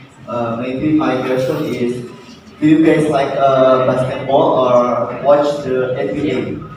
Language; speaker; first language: English; non-native, learner; Indonesian